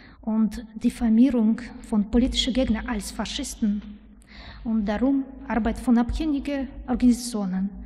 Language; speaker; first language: German; non-native, learner; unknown